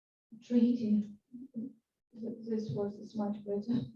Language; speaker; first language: English; non-native, fluent; Russian